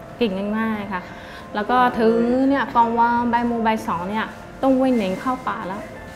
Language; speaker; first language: Thai; non-native, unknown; Karen languages